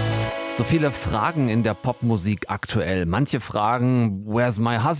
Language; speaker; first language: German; native; German